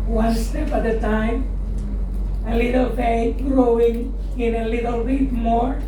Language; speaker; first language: English; non-native, local second language; Filipino